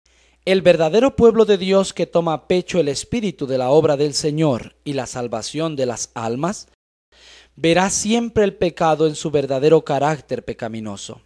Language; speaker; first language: Spanish; native; Spanish